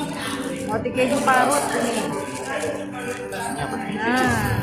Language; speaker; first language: Indonesian; native; Indonesian